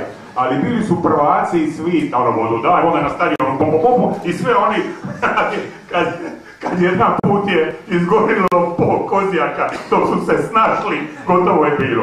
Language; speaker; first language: Serbian; native; Serbian